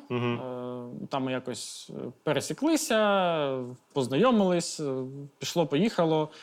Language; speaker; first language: Ukrainian; non-native, local second language; Russian